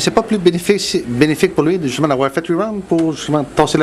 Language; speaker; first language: French; native; French